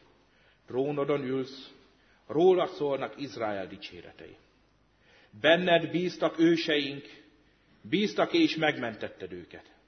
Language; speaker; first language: Hungarian; native; Hungarian